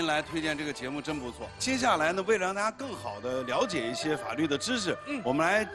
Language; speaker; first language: Chinese; native; Chinese